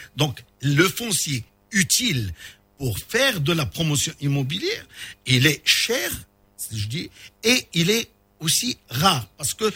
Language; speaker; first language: French; non-native, local second language; Arabic